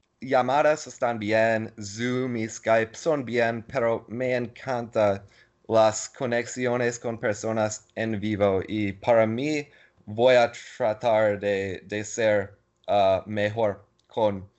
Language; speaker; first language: Spanish; non-native, learner; English